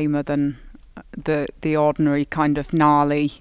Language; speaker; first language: English; native; English